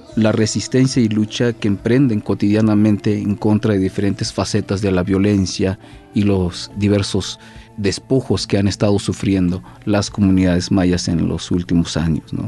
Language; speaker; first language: Spanish; native; Spanish